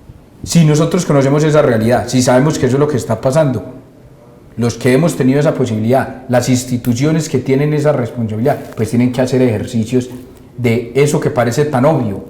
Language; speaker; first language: Spanish; native; Spanish